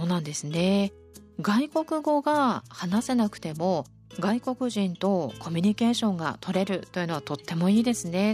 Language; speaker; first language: Japanese; native; Japanese